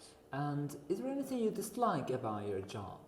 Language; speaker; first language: English; non-native, fluent; Uzbek